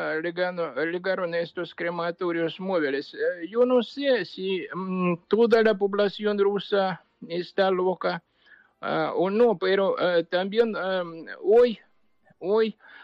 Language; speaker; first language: Spanish; non-native, fluent; Ukrainian